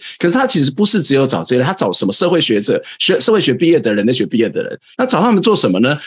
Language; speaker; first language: Chinese; native; Chinese